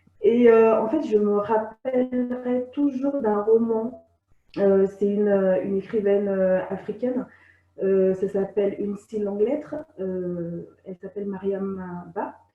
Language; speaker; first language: French; non-native, local second language; Sango